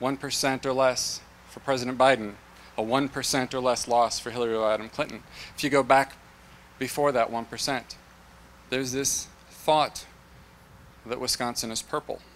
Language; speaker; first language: English; native; English